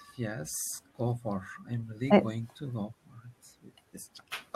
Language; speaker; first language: English; non-native, learner; Turkish